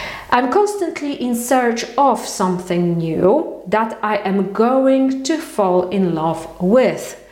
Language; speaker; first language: English; non-native, fluent; Polish